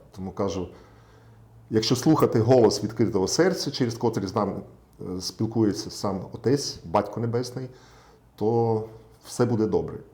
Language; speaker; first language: Ukrainian; native; Ukrainian